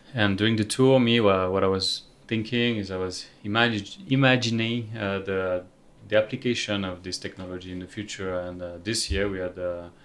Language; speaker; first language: English; non-native, fluent; French